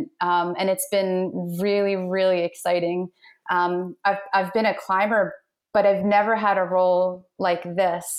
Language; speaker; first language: English; native; English